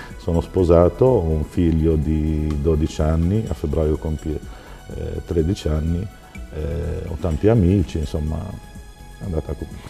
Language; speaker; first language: Italian; non-native, fluent; Arabic